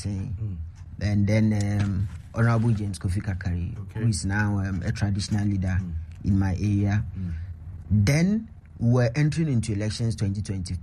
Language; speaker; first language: English; non-native, local second language; Akan